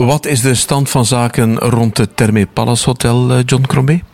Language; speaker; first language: Dutch; native; Dutch